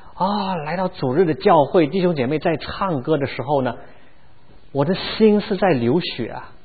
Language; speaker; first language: Chinese; non-native, local second language; Cantonese